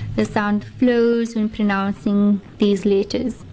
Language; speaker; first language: English; native; English